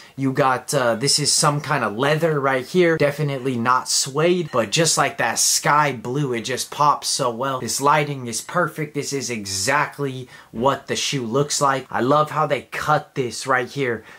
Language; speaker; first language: English; native; English